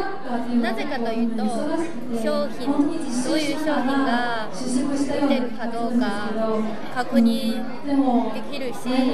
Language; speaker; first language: Japanese; non-native, fluent; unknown